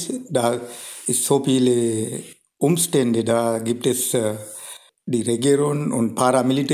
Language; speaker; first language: German; non-native, fluent; Sinhala